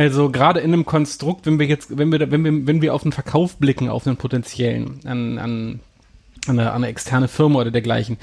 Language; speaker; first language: German; native; German